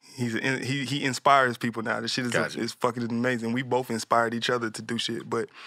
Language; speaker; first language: English; native; English